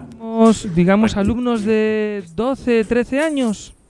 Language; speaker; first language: Spanish; native; Spanish